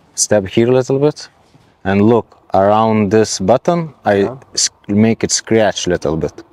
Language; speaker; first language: English; non-native, learner; Lithuanian